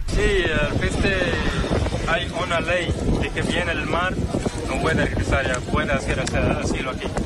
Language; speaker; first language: Spanish; non-native, learner; Arabic